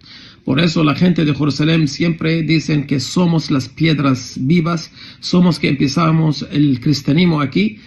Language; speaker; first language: Spanish; non-native, fluent; Arabic